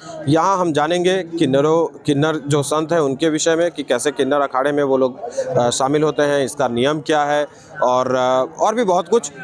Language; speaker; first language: Hindi; native; Hindi